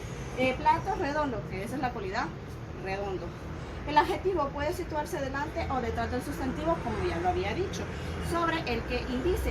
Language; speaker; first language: Spanish; native; Spanish